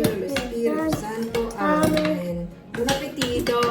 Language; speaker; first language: Italian; non-native, learner; Filipino